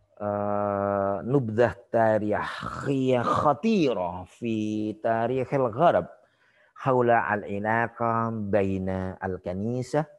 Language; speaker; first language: Arabic; non-native, fluent; Indonesian